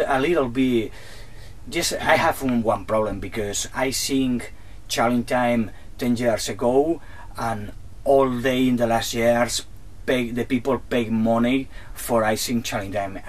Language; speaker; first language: English; non-native, learner; Spanish